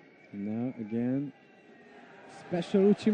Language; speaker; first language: English; non-native, learner; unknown